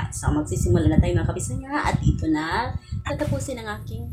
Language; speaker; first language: Filipino; non-native, local second language; Cebuano